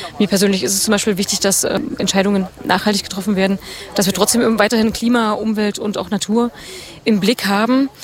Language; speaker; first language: German; native; German